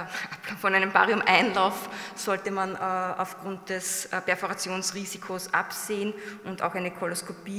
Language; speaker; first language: German; native; German